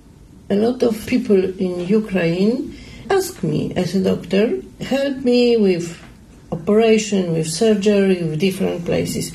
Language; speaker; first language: English; non-native, learner; Polish